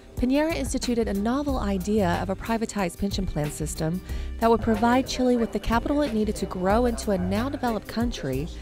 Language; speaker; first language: English; native; English